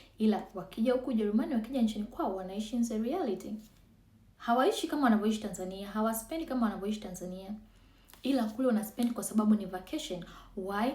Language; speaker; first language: Swahili; native; Swahili